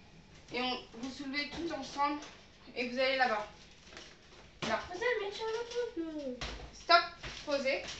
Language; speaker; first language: French; native; French